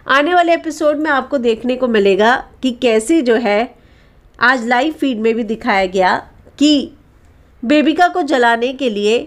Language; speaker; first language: Hindi; native; Hindi